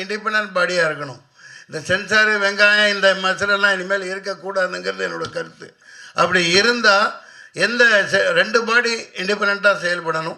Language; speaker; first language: Tamil; native; Tamil